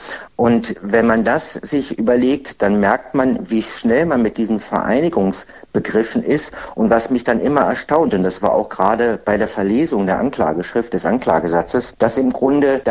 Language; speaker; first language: German; native; German